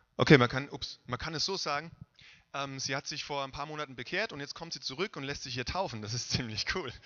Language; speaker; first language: German; native; German